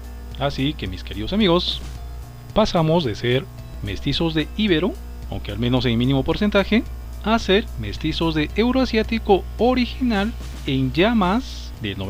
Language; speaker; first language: Spanish; native; Spanish